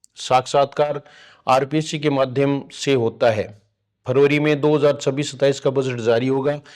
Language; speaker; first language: Hindi; native; Hindi